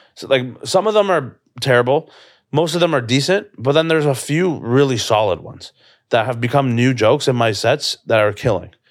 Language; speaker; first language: English; native; English